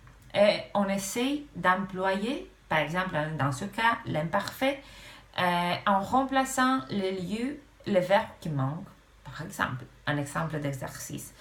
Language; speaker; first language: French; non-native, fluent; Romanian